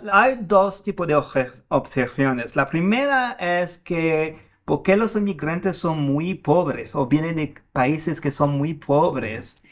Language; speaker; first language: Spanish; non-native, fluent; French